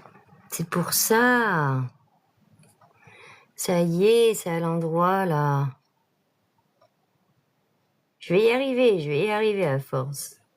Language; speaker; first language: French; native; French